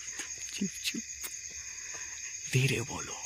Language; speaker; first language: Hindi; non-native, local second language; Bangla